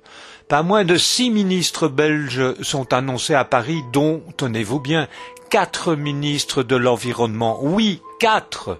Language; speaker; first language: French; native; French